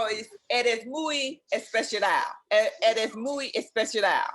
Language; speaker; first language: Spanish; non-native, learner; English